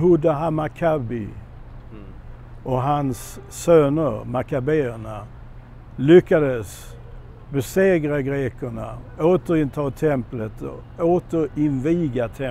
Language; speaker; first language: Swedish; non-native, fluent; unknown